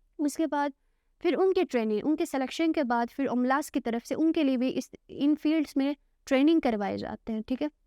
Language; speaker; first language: Urdu; non-native, local second language; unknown